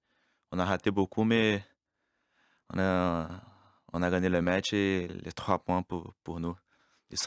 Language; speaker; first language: French; non-native, learner; Portuguese